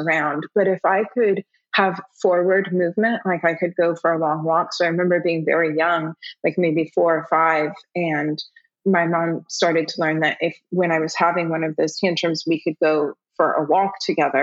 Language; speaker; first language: English; early bilingual, other home language; German